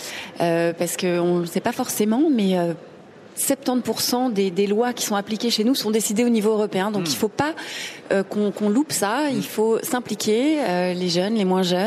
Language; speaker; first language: French; native; French